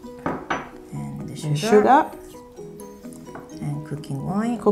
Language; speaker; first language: English; non-native, learner; Japanese